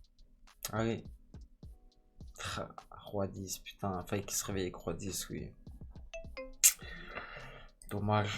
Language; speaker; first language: French; native; French